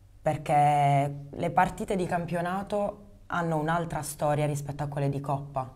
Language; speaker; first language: Italian; native; Italian